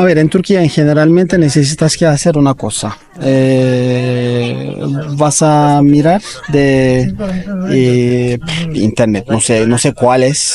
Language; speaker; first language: Spanish; non-native, learner; Turkish